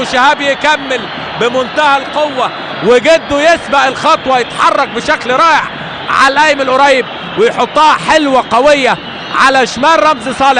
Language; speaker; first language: Arabic; native; Arabic